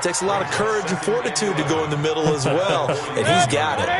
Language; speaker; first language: English; native; English